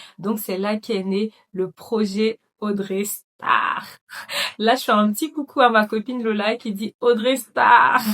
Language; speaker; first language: French; non-native, local second language; Dyula